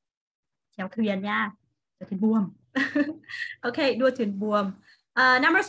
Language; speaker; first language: Vietnamese; native; Vietnamese